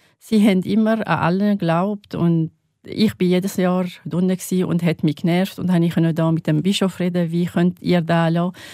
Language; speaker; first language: German; non-native, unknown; Arabic